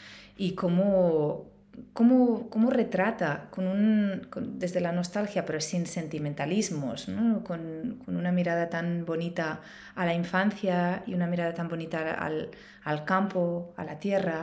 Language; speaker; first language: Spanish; native; Spanish